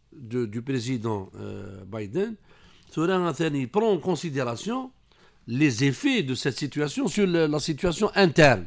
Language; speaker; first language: French; non-native, local second language; Kabyle